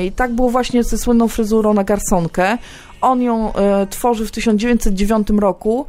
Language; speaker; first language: Polish; native; Polish